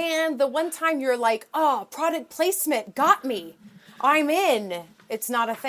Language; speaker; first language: English; native; English